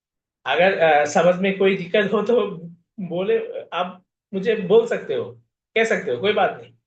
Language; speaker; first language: Hindi; non-native, fluent; Bangla